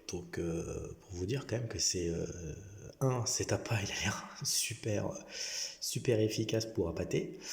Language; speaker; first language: French; native; French